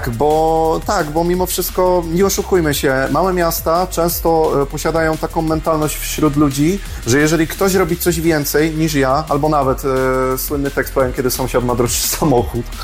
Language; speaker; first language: Polish; native; Polish